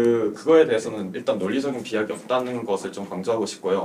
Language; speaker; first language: Korean; native; Korean